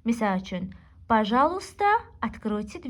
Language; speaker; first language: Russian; non-native, local second language; Azerbaijani